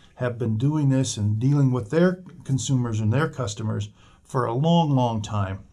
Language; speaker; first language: English; native; English